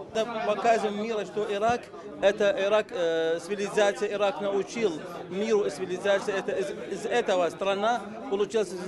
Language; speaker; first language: Russian; non-native, fluent; Arabic